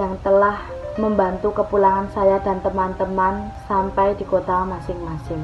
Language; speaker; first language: Indonesian; non-native, local second language; Javanese